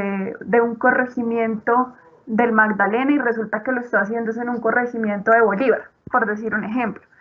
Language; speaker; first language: Spanish; native; Spanish